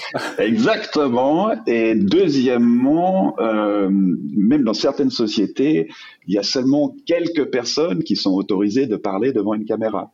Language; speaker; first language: French; native; French